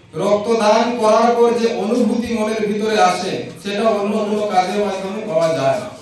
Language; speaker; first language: Bangla; native; Bangla